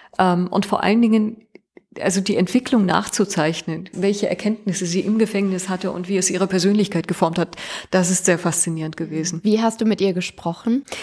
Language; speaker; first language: German; early bilingual, other home language; Persian